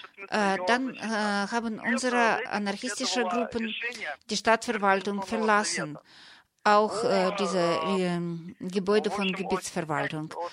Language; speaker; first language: German; non-native, fluent; Russian